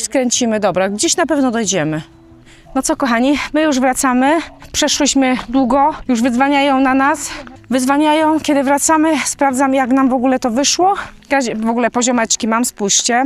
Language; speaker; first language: Polish; native; Polish